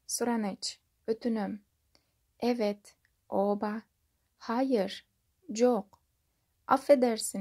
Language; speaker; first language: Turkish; non-native, fluent; Kyrgyz